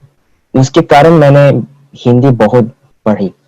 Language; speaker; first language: Hindi; non-native, fluent; Korean